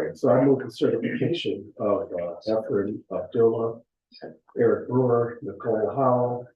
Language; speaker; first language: English; native; English